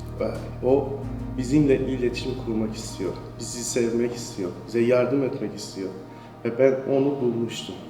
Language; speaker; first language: Turkish; non-native, fluent; Persian